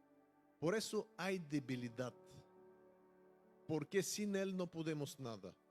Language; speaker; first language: Spanish; non-native, fluent; Bulgarian